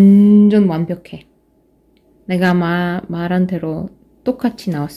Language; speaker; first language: Korean; non-native, fluent; Russian